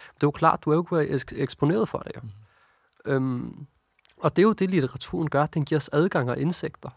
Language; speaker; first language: Danish; early bilingual, other home language; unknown